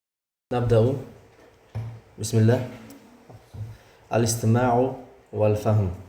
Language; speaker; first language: Arabic; non-native, fluent; Uzbek